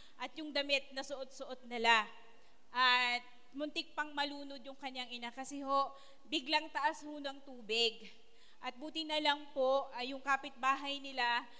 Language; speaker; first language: Filipino; non-native, local second language; Bikol